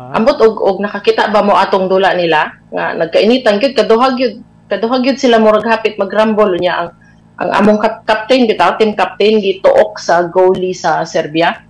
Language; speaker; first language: Cebuano; non-native, local second language; Aklanon